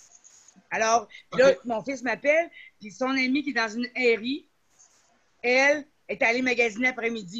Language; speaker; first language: French; native; French